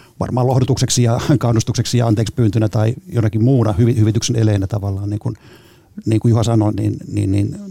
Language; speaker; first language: Finnish; native; Finnish